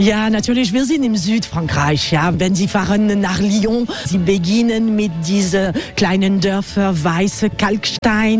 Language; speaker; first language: German; non-native, learner; French